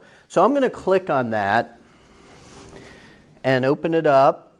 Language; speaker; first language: English; native; English